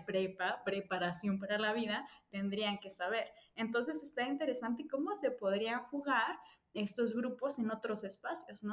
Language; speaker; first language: Spanish; native; Spanish